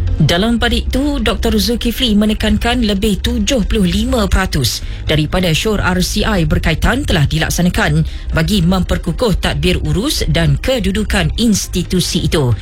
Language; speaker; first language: Malay; native; Malay